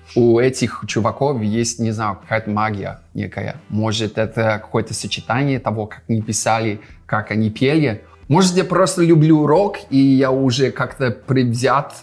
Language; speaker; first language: Russian; native; Russian